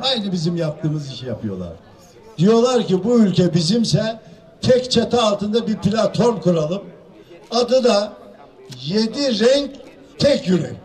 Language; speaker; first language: Turkish; native; Turkish